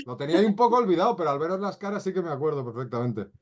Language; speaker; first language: Spanish; native; Spanish